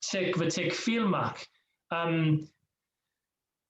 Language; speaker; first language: Russian; non-native, learner; English